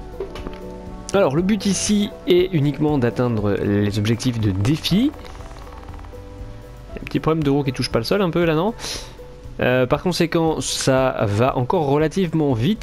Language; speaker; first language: French; native; French